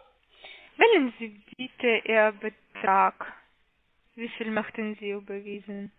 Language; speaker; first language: German; non-native, learner; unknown